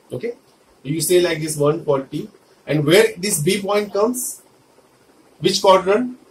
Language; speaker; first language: English; non-native, local second language; Hindi